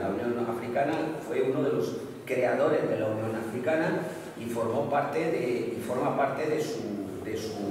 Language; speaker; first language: Spanish; native; Spanish